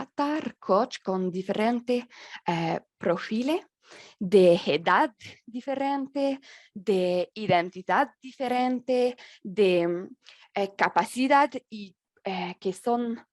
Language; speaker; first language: Spanish; non-native, learner; French